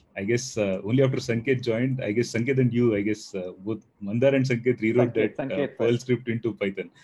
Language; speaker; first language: English; non-native, local second language; Telugu